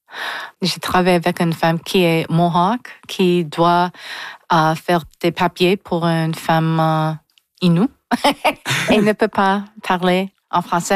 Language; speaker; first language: French; non-native, local second language; English